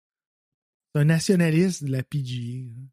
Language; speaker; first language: French; native; French